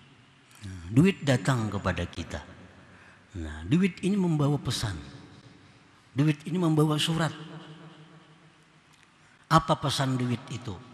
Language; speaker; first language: Indonesian; non-native, local second language; Banjar